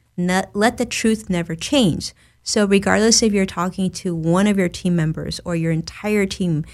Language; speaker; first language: English; native; English